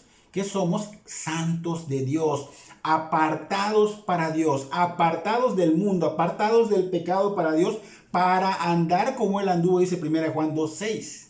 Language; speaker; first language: Spanish; native; Spanish